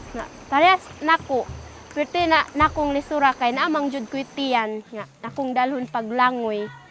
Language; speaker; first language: Cebuano; native; Cebuano